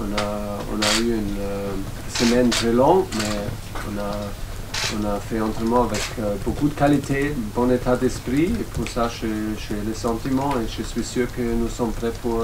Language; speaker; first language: French; non-native, learner; German